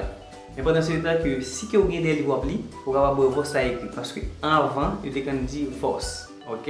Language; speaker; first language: French; non-native, learner; Haitian Creole